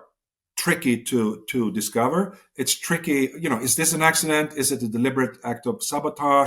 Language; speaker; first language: English; non-native, fluent; Swedish